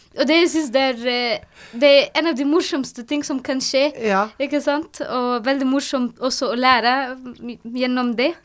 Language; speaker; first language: Norwegian; non-native, fluent; Arabic